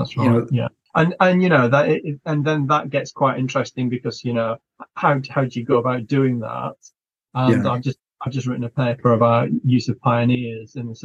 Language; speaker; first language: English; native; English